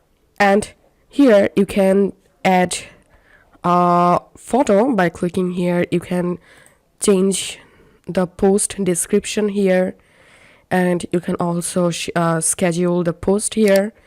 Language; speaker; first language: English; non-native, fluent; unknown